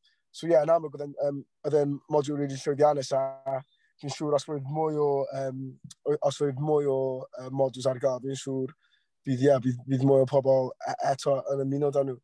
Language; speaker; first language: Welsh; non-native, local second language; English